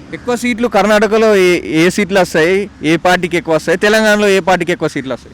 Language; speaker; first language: Telugu; native; Telugu